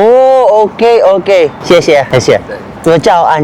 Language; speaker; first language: Chinese; non-native, learner; Filipino